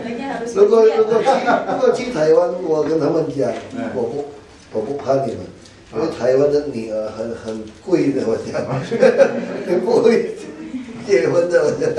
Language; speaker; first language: Chinese; non-native, learner; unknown